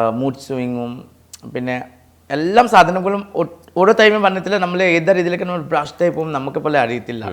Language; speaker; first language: Malayalam; non-native, fluent; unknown